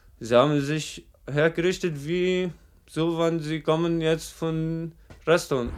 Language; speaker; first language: German; non-native, fluent; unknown